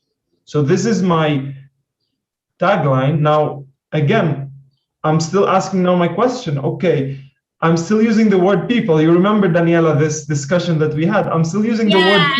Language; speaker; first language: English; non-native, fluent; Arabic